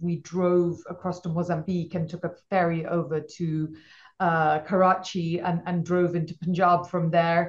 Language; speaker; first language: English; non-native, local second language; Punjabi